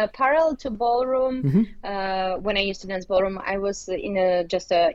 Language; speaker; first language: English; non-native, fluent; Uzbek